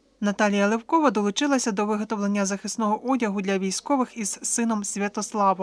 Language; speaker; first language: Ukrainian; native; Ukrainian